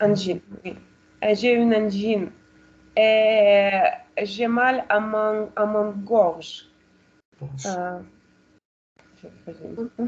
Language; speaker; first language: French; non-native, learner; Russian